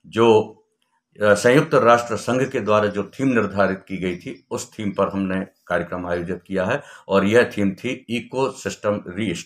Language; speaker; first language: Hindi; native; Hindi